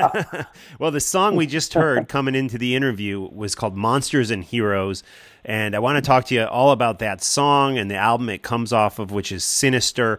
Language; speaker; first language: English; native; English